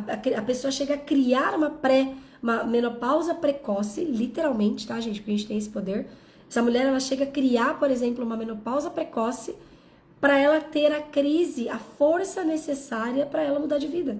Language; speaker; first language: Portuguese; native; Portuguese